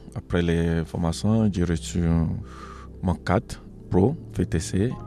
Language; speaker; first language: French; non-native, learner; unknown